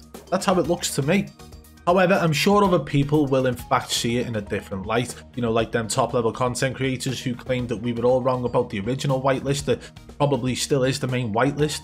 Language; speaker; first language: English; native; English